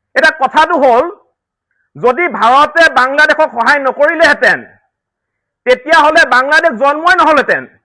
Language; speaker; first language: Assamese; native; Assamese